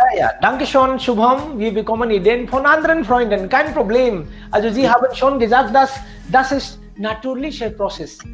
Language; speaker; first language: German; non-native, fluent; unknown